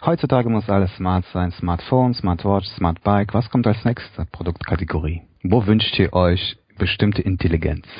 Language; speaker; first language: German; native; German